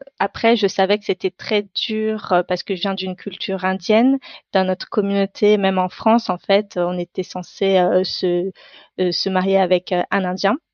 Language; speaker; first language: French; non-native, local second language; Tamil